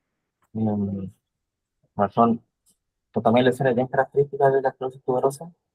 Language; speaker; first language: Spanish; native; Spanish